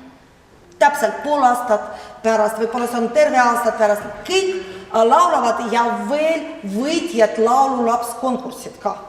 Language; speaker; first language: Estonian; non-native, learner; Russian